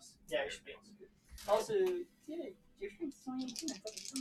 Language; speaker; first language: English; native; English